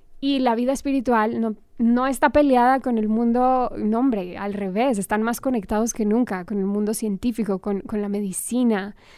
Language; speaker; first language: Spanish; native; Spanish